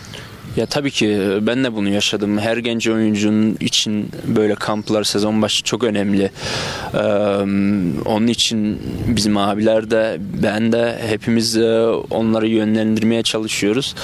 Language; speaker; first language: Turkish; early bilingual, other home language; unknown